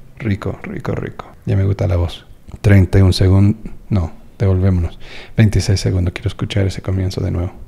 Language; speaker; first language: Spanish; non-native, fluent; English